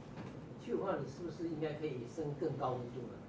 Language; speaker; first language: Chinese; native; Chinese